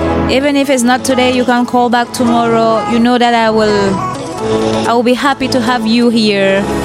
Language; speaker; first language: English; non-native, local second language; French